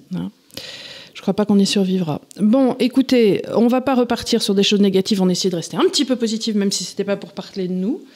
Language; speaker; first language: French; native; French